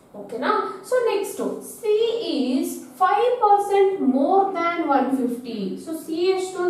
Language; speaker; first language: English; non-native, local second language; Kannada